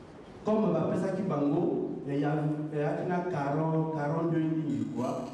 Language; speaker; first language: French; non-native, learner; Lingala